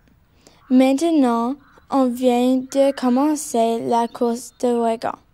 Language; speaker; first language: French; non-native, learner; English